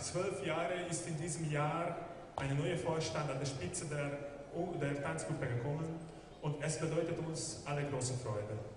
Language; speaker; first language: German; non-native, local second language; Hungarian